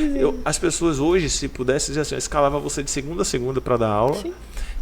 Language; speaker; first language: Portuguese; native; Portuguese